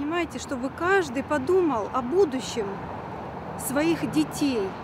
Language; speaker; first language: Russian; native; Russian